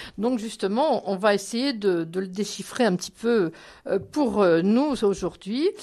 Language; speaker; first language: French; native; French